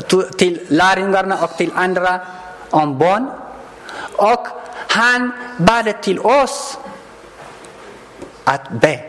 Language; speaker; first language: Swedish; non-native, learner; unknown